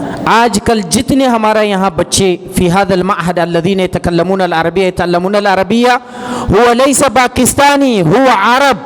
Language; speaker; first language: Arabic; non-native, fluent; Urdu